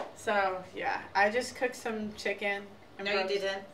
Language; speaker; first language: English; native; English